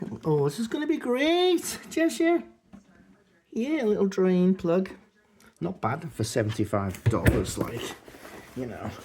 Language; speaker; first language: English; native; English